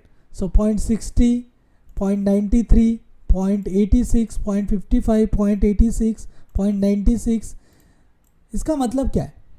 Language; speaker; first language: Hindi; native; Hindi